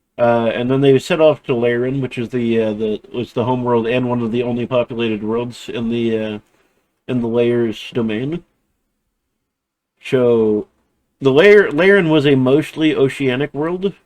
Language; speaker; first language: English; native; English